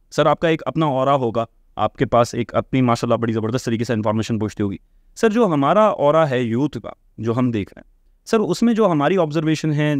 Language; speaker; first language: Urdu; native; Urdu